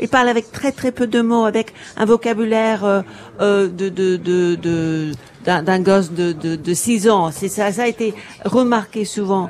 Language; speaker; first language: French; non-native, fluent; English